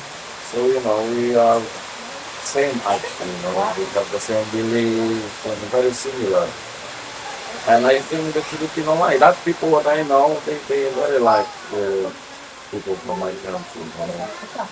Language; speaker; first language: English; non-native, learner; Polish